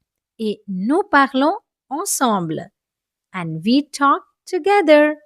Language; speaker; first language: French; non-native, fluent; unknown